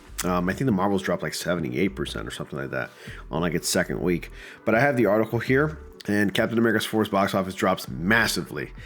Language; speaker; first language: English; native; English